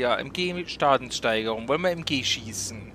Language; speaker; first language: German; native; German